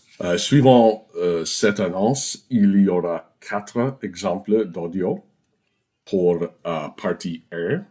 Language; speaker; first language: French; non-native, fluent; English